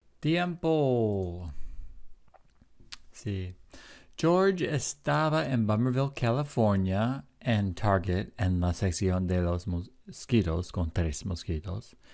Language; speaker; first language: Spanish; non-native, fluent; English